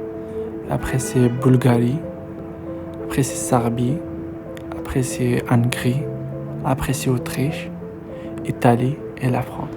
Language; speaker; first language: French; non-native, learner; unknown